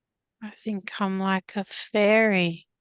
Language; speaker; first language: English; native; English